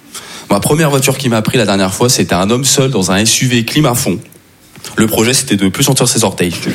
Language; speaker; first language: French; native; French